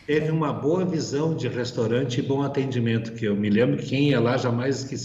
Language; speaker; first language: Portuguese; native; Portuguese